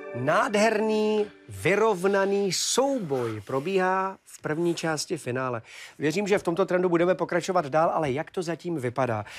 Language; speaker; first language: Czech; native; Czech